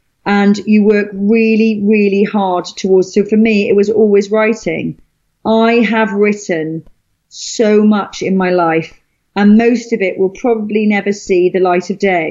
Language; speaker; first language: English; native; English